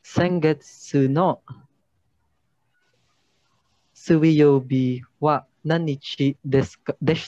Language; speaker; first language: Japanese; non-native, learner; Filipino